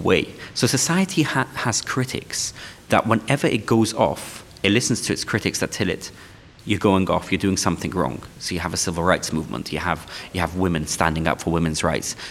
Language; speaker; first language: English; non-native, local second language; Yiddish